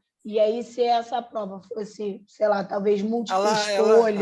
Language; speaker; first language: Portuguese; native; Portuguese